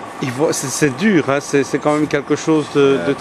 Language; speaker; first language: French; native; French